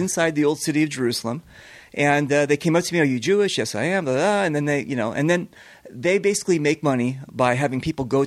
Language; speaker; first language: English; native; English